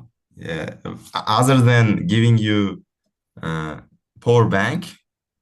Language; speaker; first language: English; non-native, fluent; Uzbek